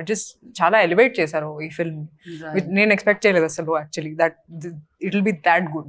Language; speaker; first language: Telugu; non-native, fluent; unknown